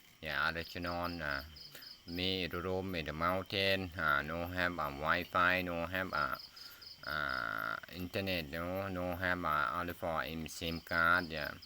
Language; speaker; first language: English; non-native, learner; Thai